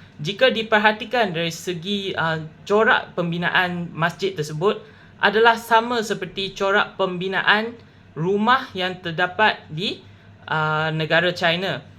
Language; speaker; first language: Malay; non-native, local second language; Chinese